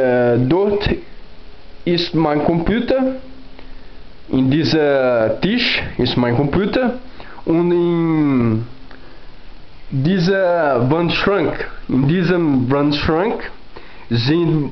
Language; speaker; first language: German; non-native, learner; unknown